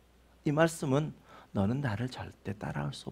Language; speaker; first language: Korean; native; Korean